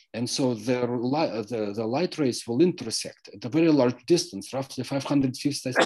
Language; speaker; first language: English; non-native, fluent; Russian